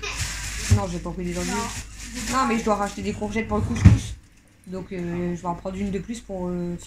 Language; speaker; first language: French; native; French